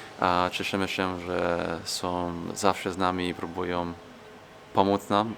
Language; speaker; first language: Polish; non-native, fluent; English